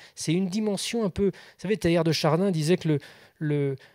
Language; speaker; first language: French; native; French